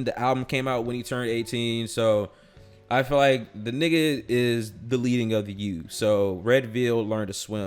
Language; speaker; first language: English; native; English